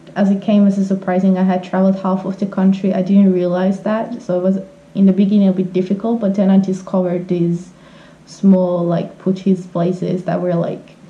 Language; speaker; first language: English; non-native, fluent; Finnish